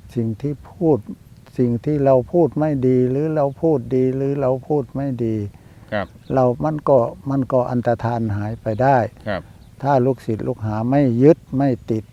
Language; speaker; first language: Thai; native; Thai